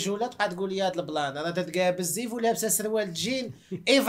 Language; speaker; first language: Arabic; native; Arabic